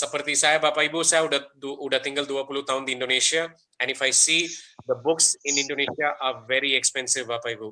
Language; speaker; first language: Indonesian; non-native, fluent; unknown